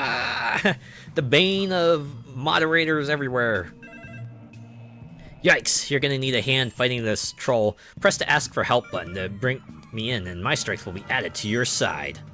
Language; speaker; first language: English; native; English